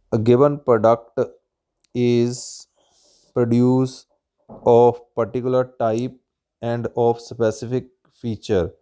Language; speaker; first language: English; non-native, local second language; Punjabi